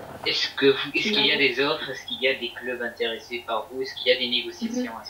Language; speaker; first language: French; native; French